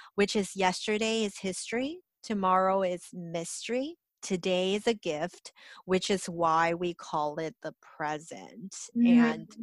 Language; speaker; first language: English; native; English